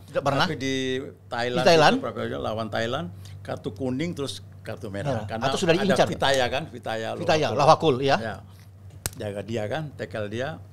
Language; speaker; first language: Indonesian; native; Indonesian